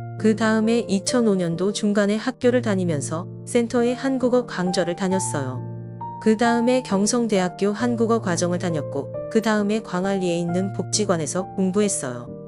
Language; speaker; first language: Korean; non-native, fluent; Vietnamese